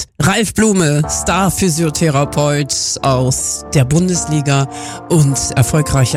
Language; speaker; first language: German; native; German